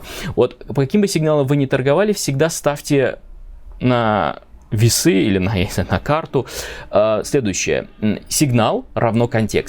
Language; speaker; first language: Russian; native; Russian